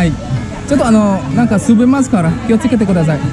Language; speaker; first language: Japanese; non-native, fluent; Indonesian